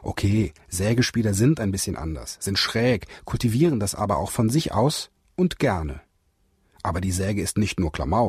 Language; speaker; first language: German; native; German